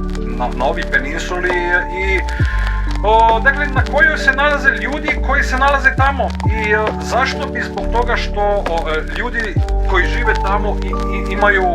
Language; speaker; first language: Croatian; native; Croatian